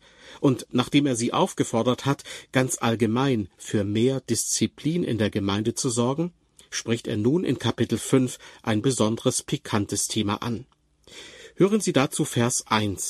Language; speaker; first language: German; native; German